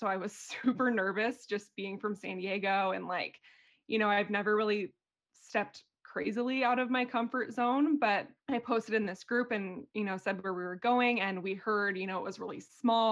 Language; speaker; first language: English; native; English